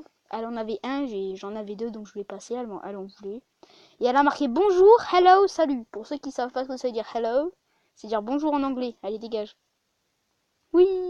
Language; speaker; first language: French; native; French